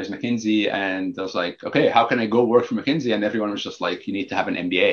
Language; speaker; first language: English; non-native, fluent; Arabic